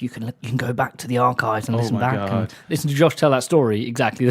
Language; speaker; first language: English; native; English